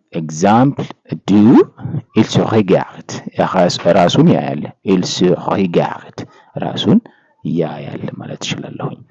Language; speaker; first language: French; non-native, fluent; Amharic